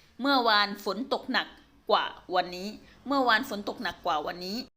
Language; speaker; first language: Thai; native; Thai